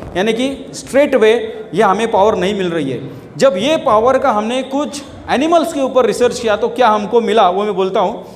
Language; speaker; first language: Hindi; non-native, local second language; Marathi